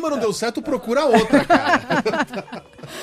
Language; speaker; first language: Portuguese; native; Portuguese